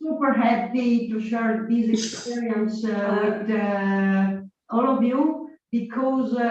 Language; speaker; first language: English; non-native, learner; Italian